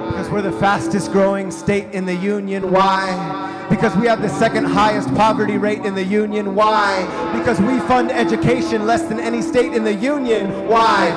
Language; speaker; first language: English; native; English